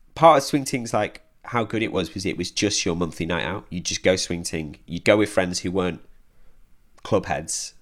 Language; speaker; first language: English; native; English